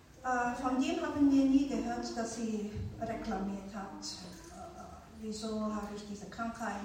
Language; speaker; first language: German; non-native, fluent; Chinese